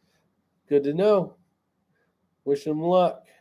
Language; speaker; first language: English; native; English